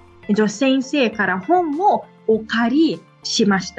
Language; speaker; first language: Japanese; non-native, fluent; Portuguese